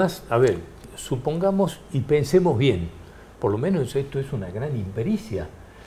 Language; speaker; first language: Spanish; native; Spanish